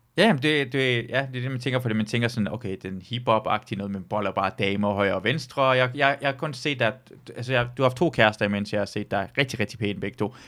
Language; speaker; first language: Danish; early bilingual, other home language; Persian